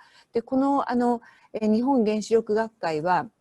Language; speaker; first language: Japanese; native; Japanese